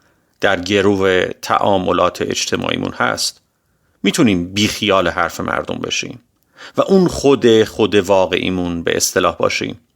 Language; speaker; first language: Persian; native; Persian